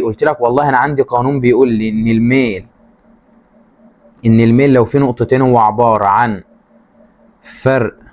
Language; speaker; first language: Arabic; native; Arabic